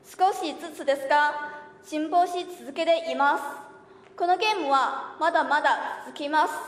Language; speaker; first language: Japanese; non-native, learner; Chinese